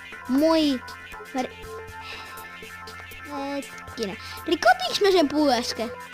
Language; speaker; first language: Finnish; native; Finnish